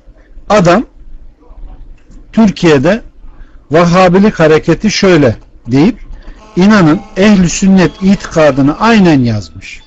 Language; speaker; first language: Turkish; native; Turkish